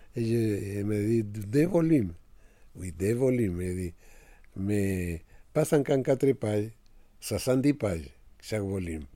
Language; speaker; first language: French; non-native, fluent; Spanish